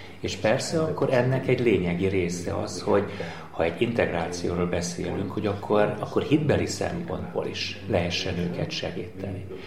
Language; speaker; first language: Hungarian; native; Hungarian